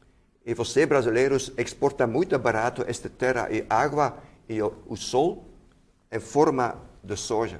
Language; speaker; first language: Portuguese; non-native, fluent; Dutch